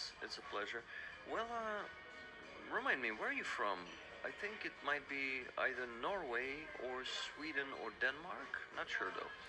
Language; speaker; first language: English; non-native, fluent; Ukrainian